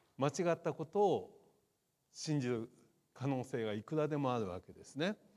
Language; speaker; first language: Japanese; native; Japanese